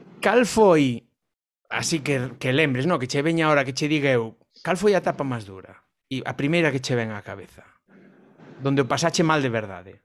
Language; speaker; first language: Galician; non-native, local second language; Spanish